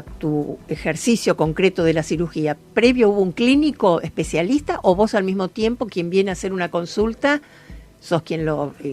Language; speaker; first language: Spanish; native; Spanish